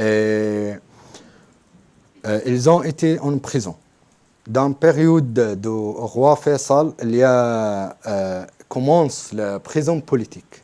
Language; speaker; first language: French; non-native, learner; Arabic